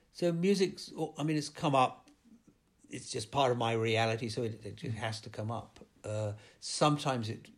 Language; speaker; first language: English; native; English